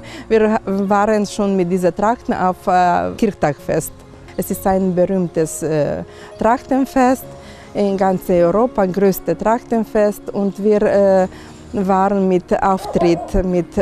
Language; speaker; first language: German; non-native, local second language; Ukrainian